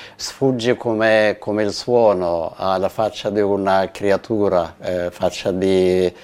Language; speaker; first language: Italian; non-native, fluent; Arabic